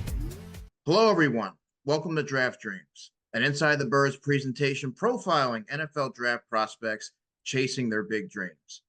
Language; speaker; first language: English; native; English